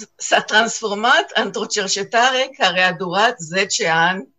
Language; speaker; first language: Romanian; non-native, learner; Hebrew